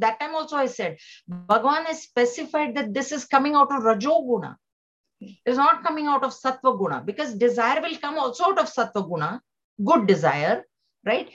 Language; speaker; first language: English; non-native, local second language; Marathi